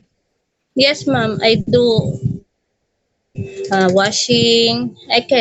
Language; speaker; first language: English; non-native, local second language; Filipino